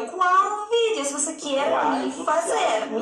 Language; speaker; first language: Portuguese; non-native, learner; Russian